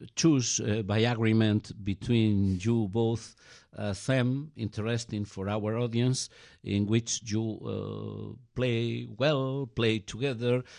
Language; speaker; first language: English; non-native, learner; Galician